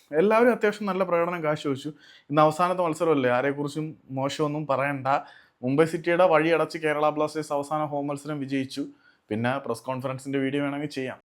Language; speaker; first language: Malayalam; native; Malayalam